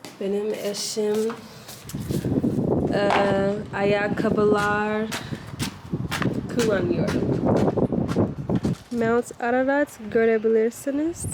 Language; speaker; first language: Turkish; non-native, learner; English